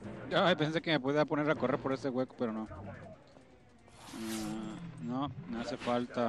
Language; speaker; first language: Spanish; native; Spanish